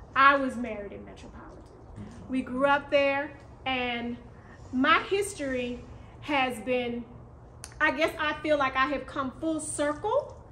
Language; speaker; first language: English; native; English